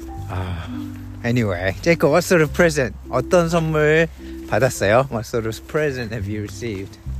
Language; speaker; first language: English; non-native, fluent; Korean